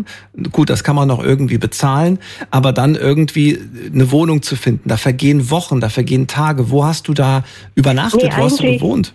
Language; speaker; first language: German; native; German